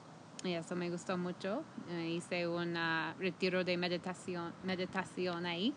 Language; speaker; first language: Spanish; non-native, fluent; English